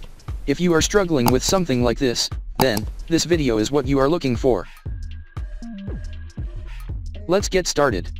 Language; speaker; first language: English; non-native, local second language; Filipino